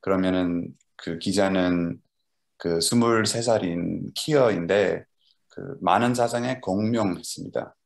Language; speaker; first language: Korean; non-native, learner; Dutch